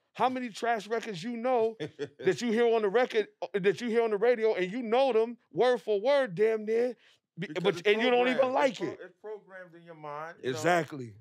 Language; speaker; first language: English; native; English